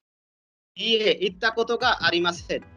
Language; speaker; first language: Japanese; non-native, learner; Bangla